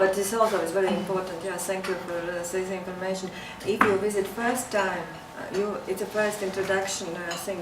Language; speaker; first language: English; non-native, learner; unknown